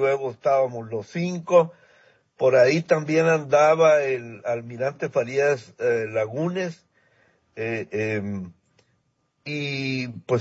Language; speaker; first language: Spanish; native; Spanish